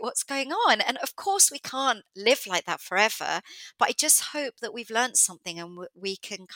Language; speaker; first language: English; non-native, local second language; Greek